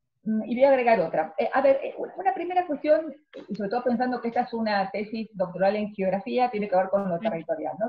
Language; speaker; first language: Spanish; native; Spanish